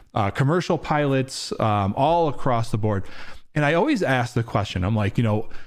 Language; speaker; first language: English; native; English